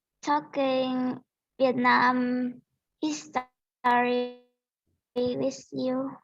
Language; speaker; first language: English; non-native, learner; Vietnamese